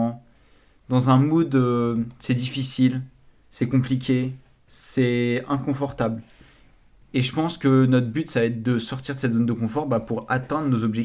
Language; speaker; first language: French; native; French